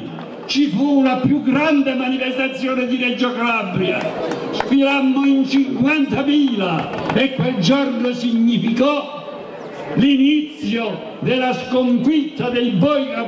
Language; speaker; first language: Italian; native; Italian